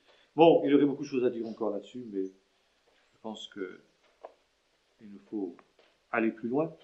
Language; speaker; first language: French; native; French